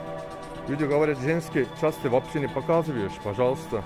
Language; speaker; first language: Russian; non-native, learner; Turkish